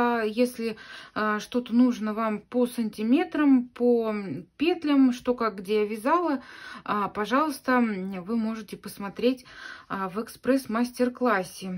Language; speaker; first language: Russian; native; Russian